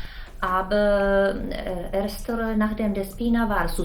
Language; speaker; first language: German; non-native, learner; Czech